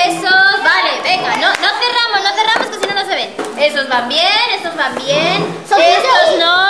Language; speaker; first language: Spanish; native; Spanish